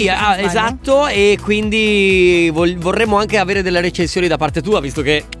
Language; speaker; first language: Italian; native; Italian